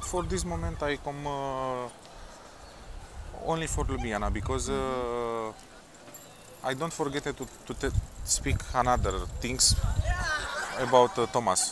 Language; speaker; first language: English; non-native, learner; Romanian